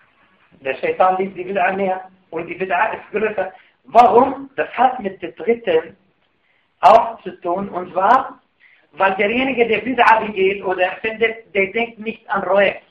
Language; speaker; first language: German; non-native, fluent; Arabic